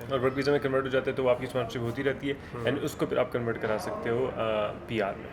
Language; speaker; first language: Urdu; native; Urdu